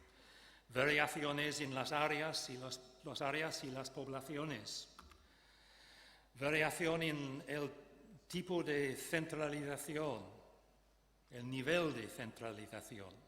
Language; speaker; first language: Spanish; non-native, fluent; English